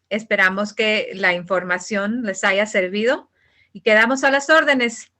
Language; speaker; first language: Spanish; native; Spanish